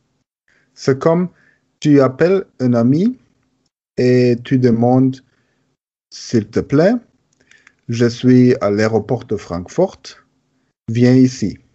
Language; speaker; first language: French; non-native, learner; German